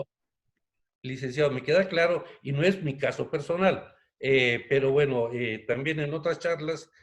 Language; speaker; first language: Spanish; native; Spanish